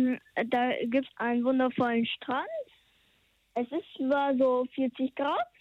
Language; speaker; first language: German; early bilingual, heritage; German